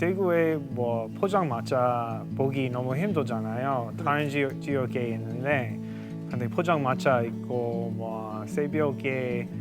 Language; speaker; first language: Korean; non-native, fluent; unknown